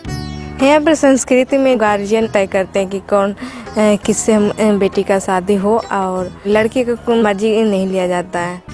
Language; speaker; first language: Hindi; non-native, local second language; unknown